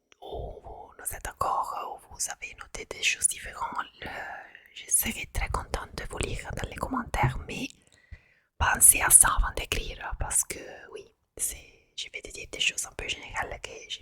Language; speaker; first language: French; non-native, fluent; Italian